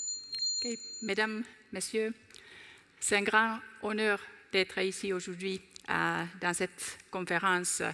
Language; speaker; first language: French; non-native, fluent; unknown